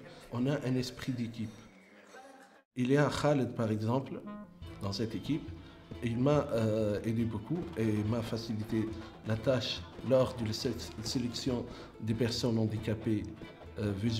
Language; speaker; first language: French; non-native, local second language; Arabic